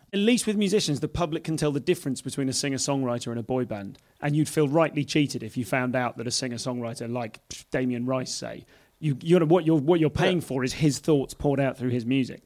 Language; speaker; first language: English; native; English